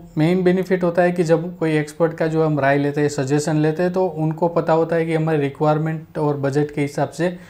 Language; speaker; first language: Hindi; non-native, local second language; Gujarati